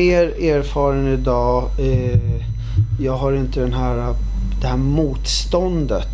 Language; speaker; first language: Swedish; early bilingual, other home language; Arabic